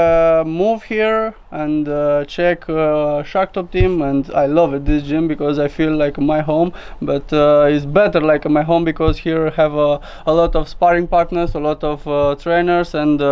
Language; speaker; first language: English; non-native, learner; Romanian